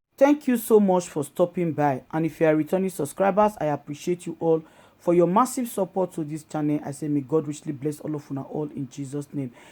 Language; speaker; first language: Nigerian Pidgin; non-native, local second language; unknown